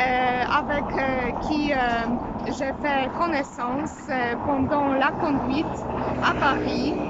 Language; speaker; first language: French; non-native, fluent; Polish